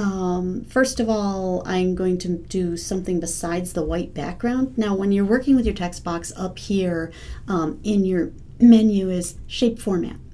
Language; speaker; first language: English; native; English